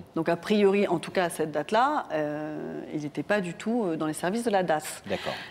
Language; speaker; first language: French; native; French